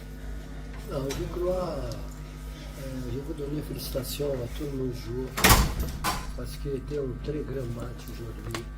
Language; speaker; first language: French; non-native, learner; Portuguese